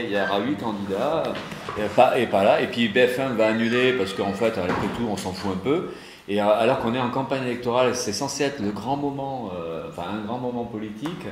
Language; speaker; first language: French; native; French